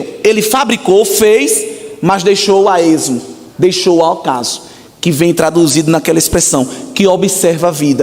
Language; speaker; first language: Portuguese; native; Portuguese